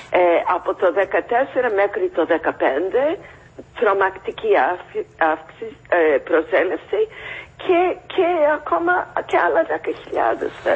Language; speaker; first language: Greek; non-native, fluent; English